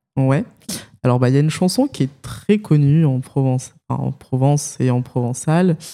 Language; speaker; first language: French; native; French